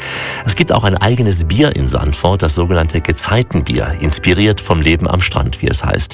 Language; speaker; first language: German; native; German